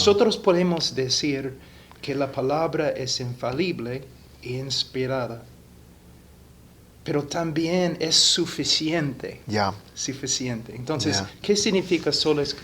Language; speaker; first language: Spanish; non-native, fluent; English